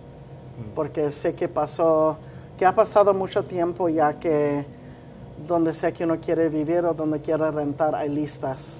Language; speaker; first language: Spanish; early bilingual, heritage; Spanish